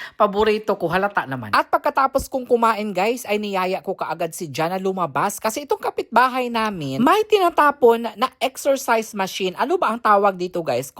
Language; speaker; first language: Filipino; non-native, local second language; Cebuano